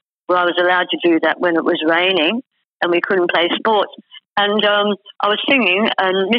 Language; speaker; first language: English; native; English